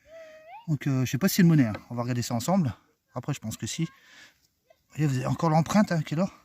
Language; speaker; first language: French; native; French